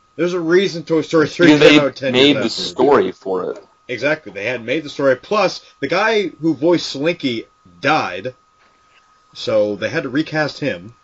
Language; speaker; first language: English; native; English